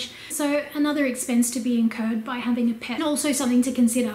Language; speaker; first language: English; native; English